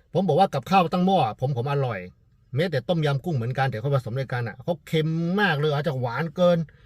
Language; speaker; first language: Thai; non-native, fluent; Chinese